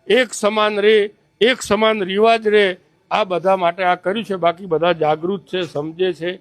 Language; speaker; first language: Gujarati; native; Gujarati